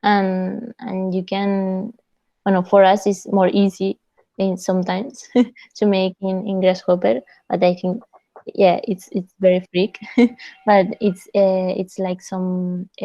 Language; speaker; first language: English; non-native, fluent; Spanish